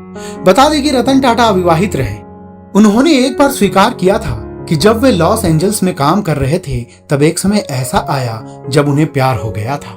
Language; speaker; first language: Hindi; native; Hindi